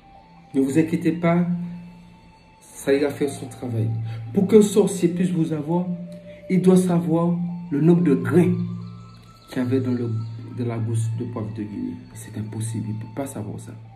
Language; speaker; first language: French; non-native, local second language; Fon